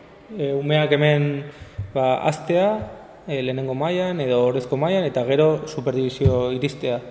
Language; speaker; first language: Basque; non-native, local second language; Spanish